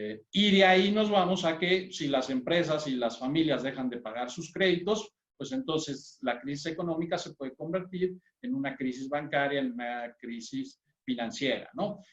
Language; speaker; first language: Spanish; native; Spanish